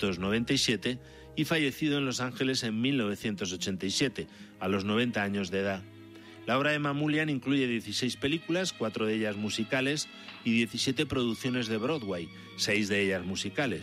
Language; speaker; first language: Spanish; native; Spanish